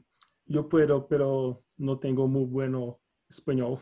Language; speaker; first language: Spanish; non-native, learner; Portuguese